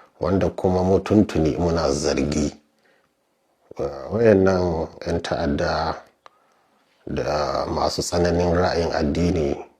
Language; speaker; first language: Hausa; native; Hausa